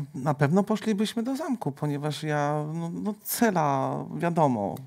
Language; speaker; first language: Polish; native; Polish